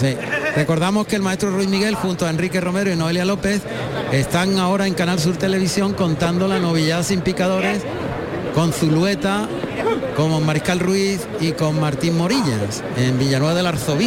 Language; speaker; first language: Spanish; native; Spanish